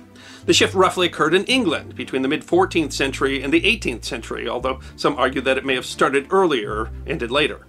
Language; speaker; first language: English; native; English